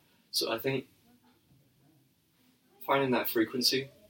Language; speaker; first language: English; native; English